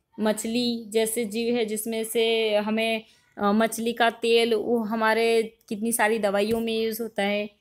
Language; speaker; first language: Hindi; non-native, local second language; Gujarati